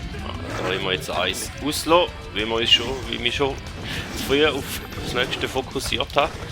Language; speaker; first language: German; native; German